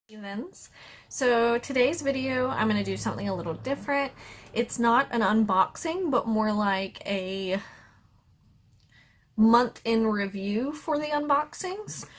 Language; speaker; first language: English; native; English